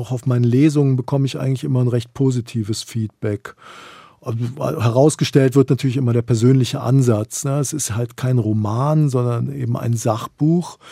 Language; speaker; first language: German; native; German